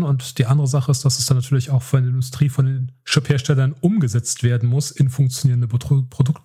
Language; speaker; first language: German; native; German